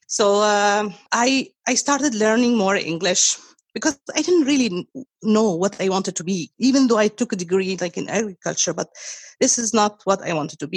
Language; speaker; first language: English; non-native, fluent; Arabic